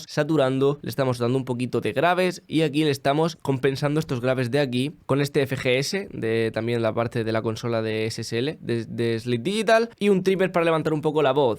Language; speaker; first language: Spanish; native; Spanish